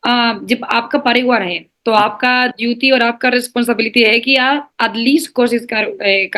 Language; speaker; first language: Hindi; non-native, learner; Spanish